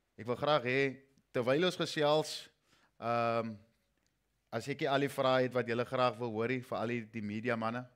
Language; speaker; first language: English; non-native, local second language; Afrikaans